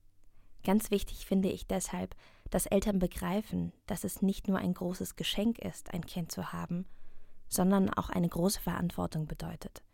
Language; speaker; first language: German; non-native, learner; Russian